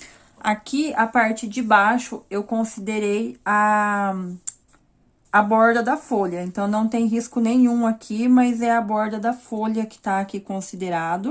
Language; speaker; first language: Portuguese; native; Portuguese